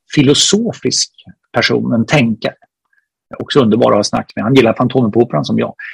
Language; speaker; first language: Swedish; native; Swedish